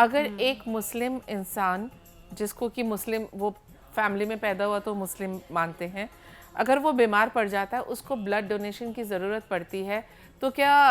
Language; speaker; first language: Hindi; native; Hindi